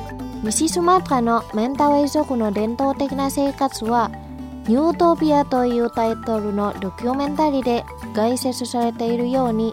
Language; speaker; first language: Japanese; non-native, fluent; Indonesian